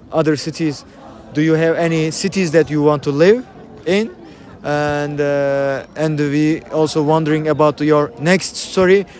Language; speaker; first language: English; non-native, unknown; Turkish